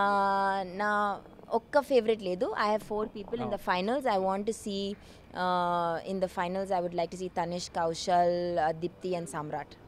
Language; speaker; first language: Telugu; non-native, learner; Malayalam